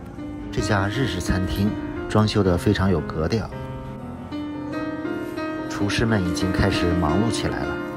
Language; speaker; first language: Chinese; native; Chinese